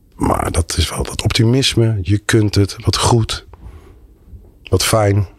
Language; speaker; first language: Dutch; native; Dutch